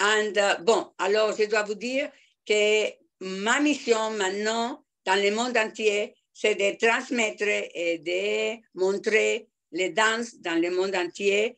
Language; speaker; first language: French; non-native, fluent; Spanish